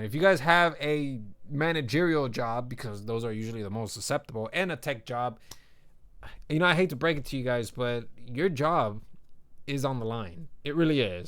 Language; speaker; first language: English; native; English